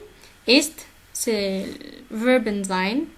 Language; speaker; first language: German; non-native, fluent; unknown